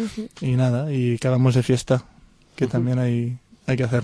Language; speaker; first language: Spanish; native; Spanish